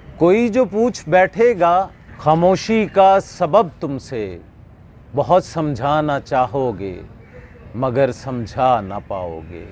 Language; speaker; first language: Urdu; non-native, local second language; Punjabi